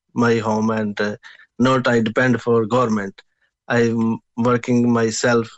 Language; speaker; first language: English; non-native, local second language; Punjabi